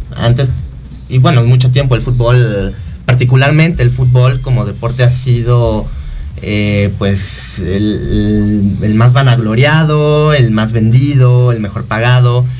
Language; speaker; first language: Spanish; native; Spanish